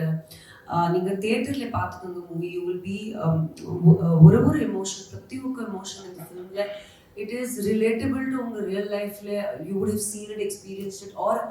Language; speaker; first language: Tamil; non-native, learner; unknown